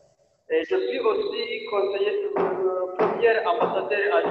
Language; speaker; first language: French; non-native, learner; Rundi